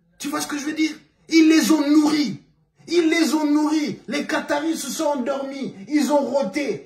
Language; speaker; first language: French; non-native, local second language; Bambara